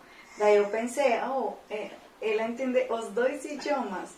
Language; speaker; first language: Portuguese; non-native, fluent; Spanish